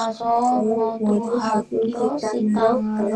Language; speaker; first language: Korean; non-native, learner; Indonesian